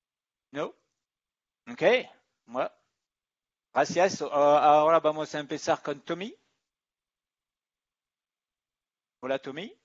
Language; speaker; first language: Spanish; non-native, learner; English